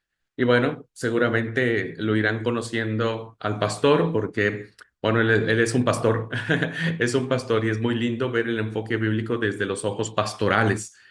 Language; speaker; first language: Spanish; native; Spanish